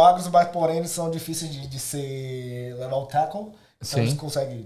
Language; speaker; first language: Portuguese; native; Portuguese